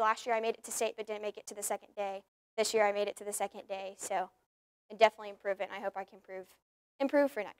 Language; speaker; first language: English; native; English